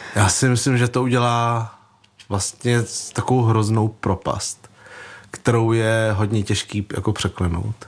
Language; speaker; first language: Czech; early bilingual, other home language; Vietnamese